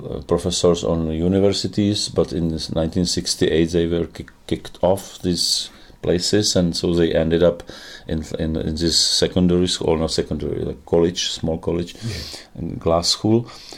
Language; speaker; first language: English; non-native, fluent; Czech